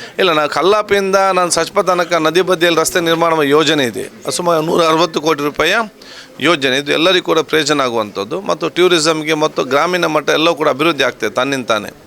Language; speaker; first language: Kannada; native; Kannada